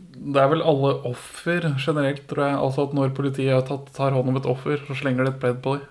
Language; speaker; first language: Norwegian; early bilingual, other home language; Persian